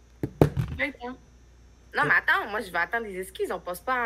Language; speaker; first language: French; native; French